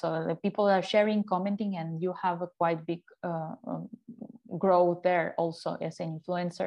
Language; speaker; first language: English; non-native, fluent; Ukrainian